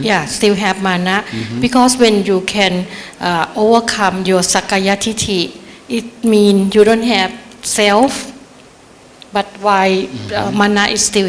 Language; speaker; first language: English; non-native, learner; Thai